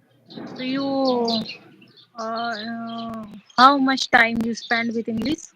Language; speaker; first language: English; non-native, learner; Hindi